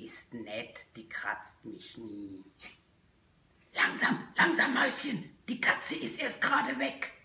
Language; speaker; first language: German; native; German